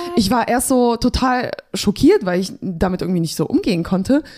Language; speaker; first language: German; early bilingual, other home language; Polish